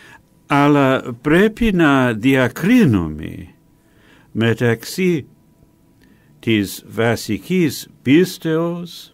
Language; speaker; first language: Greek; non-native, fluent; English